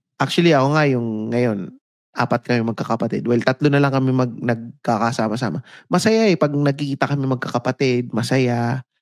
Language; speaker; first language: Filipino; native; Filipino